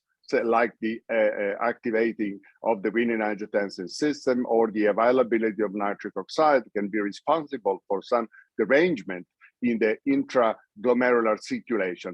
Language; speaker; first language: English; non-native, fluent; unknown